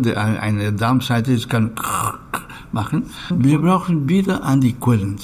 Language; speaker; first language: German; non-native, learner; Catalan